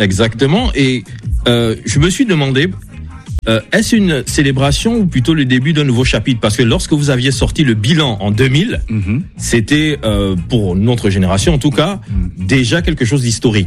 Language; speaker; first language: French; native; French